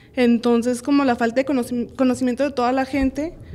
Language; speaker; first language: Spanish; early bilingual, heritage; Spanish